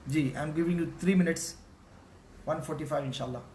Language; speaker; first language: English; non-native, local second language; Urdu